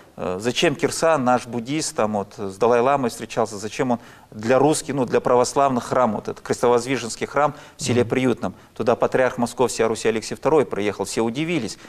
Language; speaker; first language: Russian; native; Russian